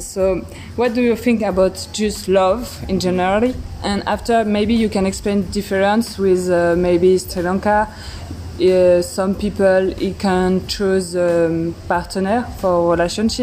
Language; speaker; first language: English; non-native, learner; French